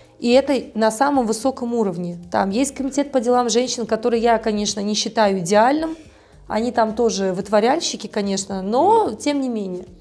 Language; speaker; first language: Russian; non-native, local second language; Tajik